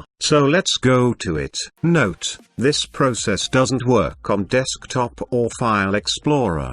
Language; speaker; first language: English; non-native, fluent; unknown